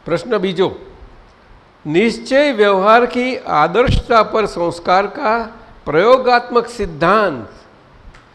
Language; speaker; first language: Hindi; non-native, local second language; Gujarati